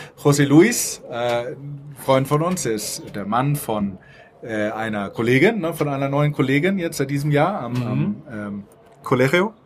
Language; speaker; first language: German; native; German